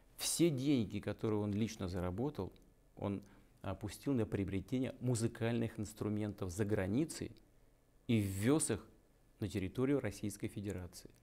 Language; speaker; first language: Russian; native; Russian